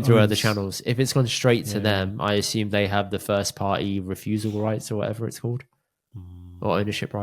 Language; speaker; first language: English; early bilingual, other home language; Punjabi